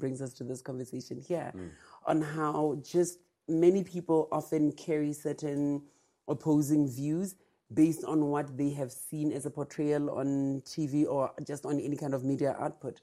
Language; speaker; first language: English; non-native, local second language; Tswana